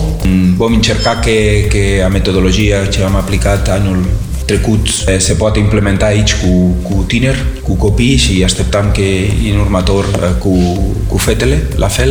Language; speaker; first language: Romanian; non-native, learner; Spanish